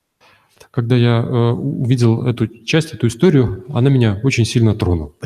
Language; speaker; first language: Russian; native; Russian